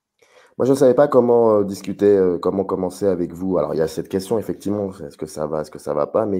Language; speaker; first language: French; native; French